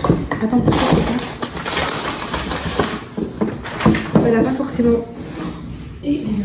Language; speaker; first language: French; native; French